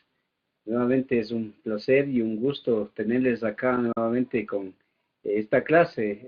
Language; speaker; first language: Spanish; native; Spanish